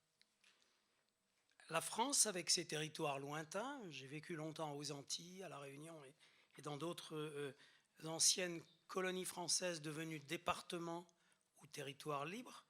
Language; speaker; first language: French; native; French